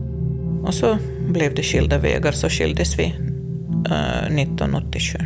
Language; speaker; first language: Swedish; non-native, fluent; Russian